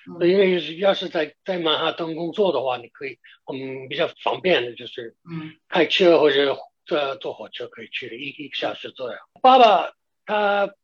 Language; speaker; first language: Chinese; non-native, fluent; English